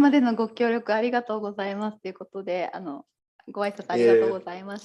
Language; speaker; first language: Japanese; native; Japanese